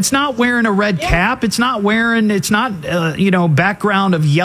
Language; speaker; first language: English; native; English